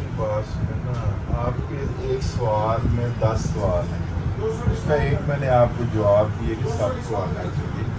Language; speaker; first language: Urdu; non-native, local second language; Punjabi